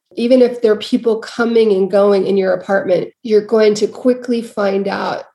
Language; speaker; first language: English; native; English